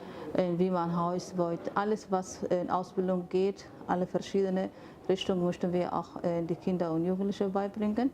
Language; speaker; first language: German; non-native, fluent; Somali